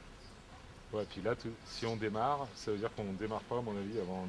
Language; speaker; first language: French; native; French